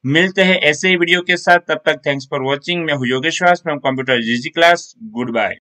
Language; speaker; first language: Hindi; non-native, local second language; Gujarati